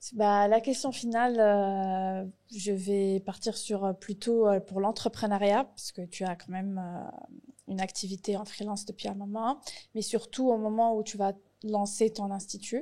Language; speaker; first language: French; native; French